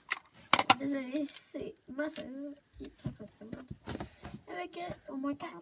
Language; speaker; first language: French; native; French